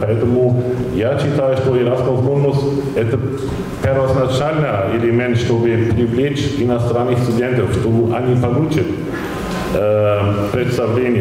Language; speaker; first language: Russian; non-native, fluent; German